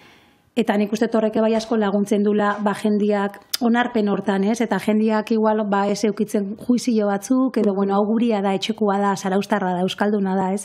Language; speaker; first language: Basque; native; Basque